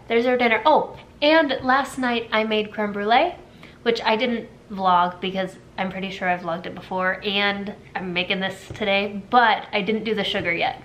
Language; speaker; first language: English; native; English